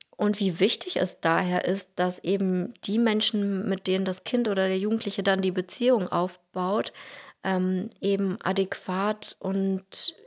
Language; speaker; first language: German; early bilingual, other home language; Russian